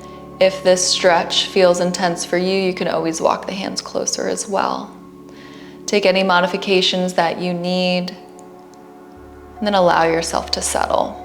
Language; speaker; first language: English; native; English